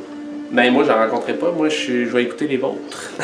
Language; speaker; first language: French; native; French